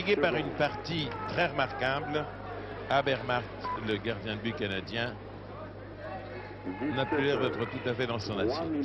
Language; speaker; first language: French; native; French